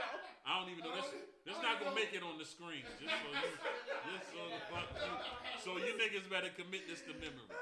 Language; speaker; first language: English; native; English